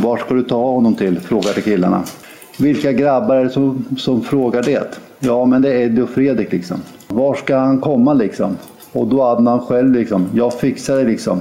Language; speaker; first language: Swedish; native; Swedish